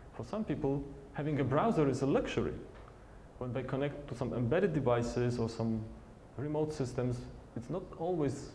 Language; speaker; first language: English; non-native, fluent; Polish